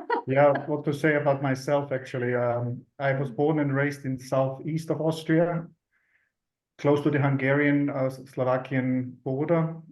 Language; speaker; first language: English; non-native, fluent; German